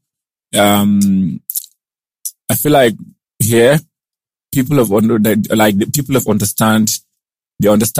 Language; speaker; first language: English; non-native, local second language; Igbo